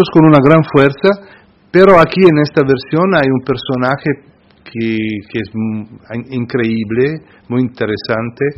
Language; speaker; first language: Spanish; non-native, fluent; Italian